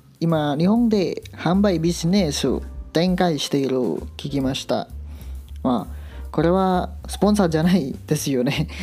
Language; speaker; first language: Japanese; non-native, learner; Indonesian